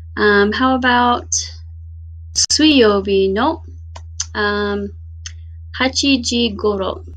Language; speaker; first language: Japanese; non-native, fluent; English